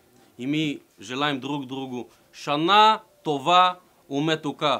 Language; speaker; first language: Russian; non-native, fluent; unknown